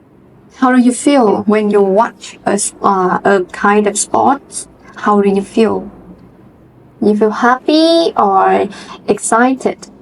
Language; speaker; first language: English; non-native, fluent; Vietnamese